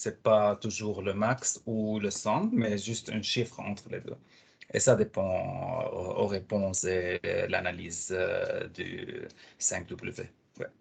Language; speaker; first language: French; non-native, fluent; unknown